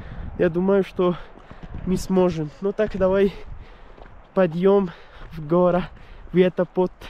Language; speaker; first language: Russian; non-native, learner; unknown